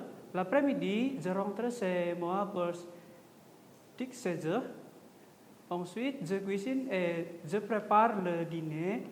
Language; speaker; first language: French; non-native, learner; Indonesian